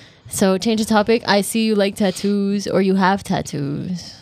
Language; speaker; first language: English; early bilingual, other home language; Spanish